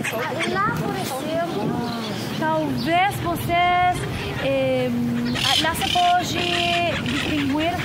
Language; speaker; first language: Portuguese; non-native, fluent; Spanish